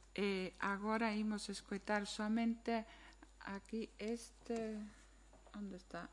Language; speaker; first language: Galician; non-native, fluent; German